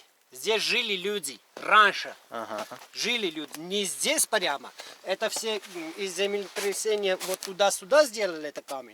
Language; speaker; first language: Russian; non-native, learner; Armenian